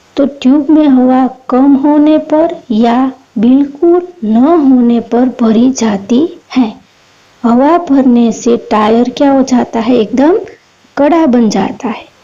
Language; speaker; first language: Hindi; non-native, local second language; Gujarati